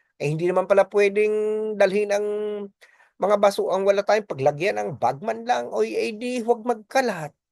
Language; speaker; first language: Filipino; non-native, local second language; Bikol